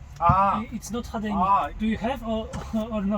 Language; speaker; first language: English; non-native, learner; Polish